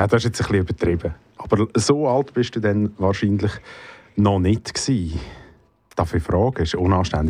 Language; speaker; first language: German; native; German